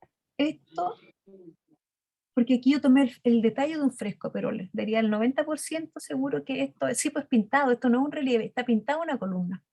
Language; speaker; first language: Spanish; native; Spanish